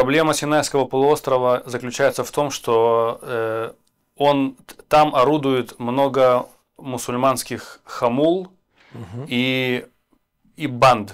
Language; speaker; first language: Russian; native; Russian